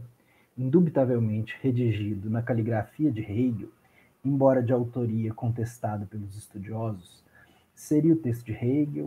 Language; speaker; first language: Portuguese; native; Portuguese